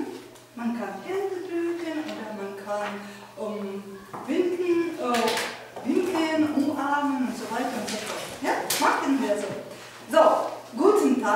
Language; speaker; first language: German; non-native, fluent; Ukrainian